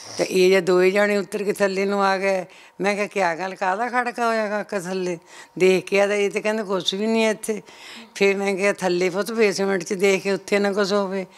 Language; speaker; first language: Punjabi; native; Punjabi